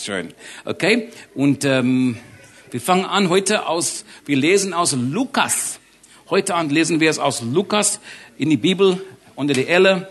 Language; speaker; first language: German; non-native, learner; English